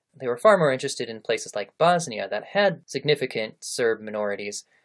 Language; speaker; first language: English; native; English